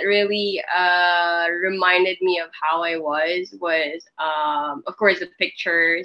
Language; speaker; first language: English; non-native, local second language; Filipino